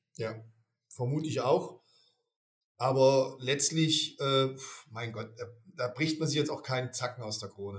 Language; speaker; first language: German; native; German